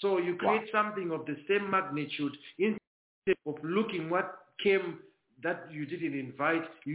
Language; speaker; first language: English; non-native, local second language; Shona